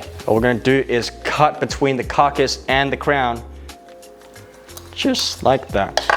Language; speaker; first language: English; native; English